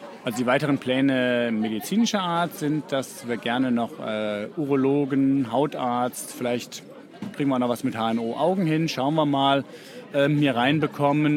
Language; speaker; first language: German; native; German